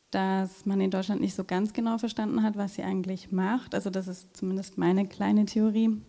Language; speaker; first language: German; non-native, fluent; Portuguese